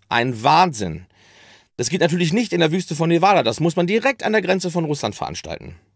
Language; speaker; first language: German; native; German